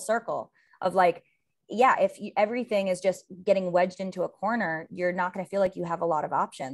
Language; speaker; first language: English; native; English